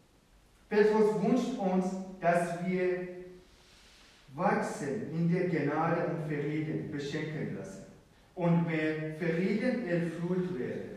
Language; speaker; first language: German; non-native, fluent; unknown